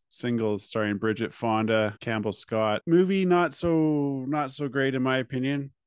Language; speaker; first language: English; native; English